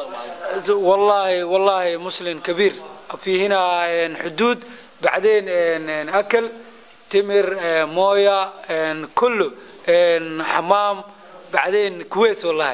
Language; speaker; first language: Arabic; non-native, learner; Somali